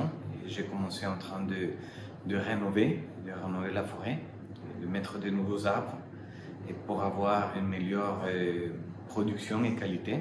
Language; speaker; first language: French; non-native, fluent; Spanish